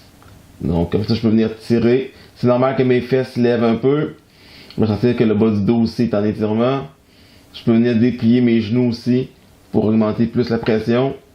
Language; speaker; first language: French; native; French